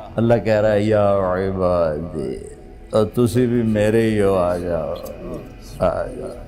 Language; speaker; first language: Urdu; non-native, local second language; Punjabi